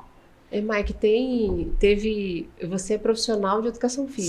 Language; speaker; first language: Portuguese; native; Portuguese